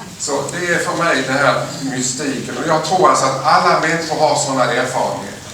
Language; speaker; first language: Swedish; native; Swedish